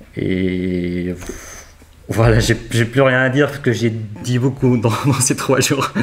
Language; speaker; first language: French; non-native, fluent; Arabic